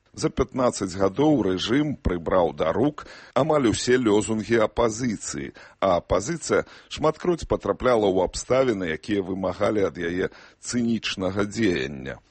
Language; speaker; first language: Belarusian; native; Belarusian